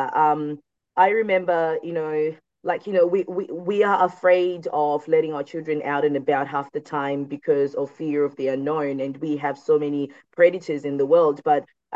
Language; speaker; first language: English; non-native, local second language; Shona